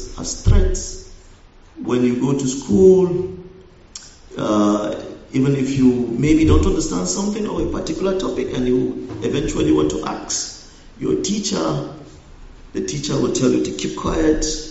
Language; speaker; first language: English; non-native, local second language; Hausa